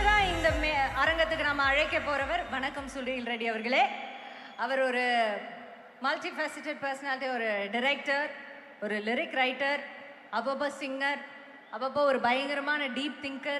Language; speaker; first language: Tamil; native; Tamil